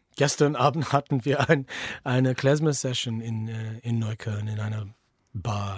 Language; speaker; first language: German; non-native, fluent; English